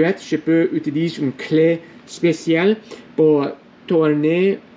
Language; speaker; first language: French; non-native, learner; English